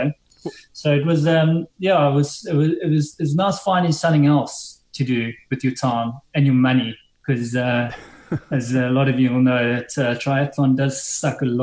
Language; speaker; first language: English; native; English